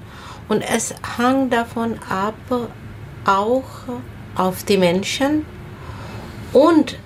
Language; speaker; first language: German; non-native, learner; Bangla